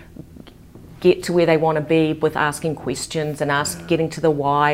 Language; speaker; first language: English; native; English